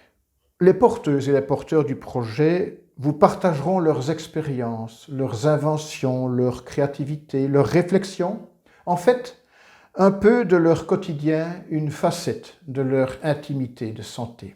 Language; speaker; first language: French; native; French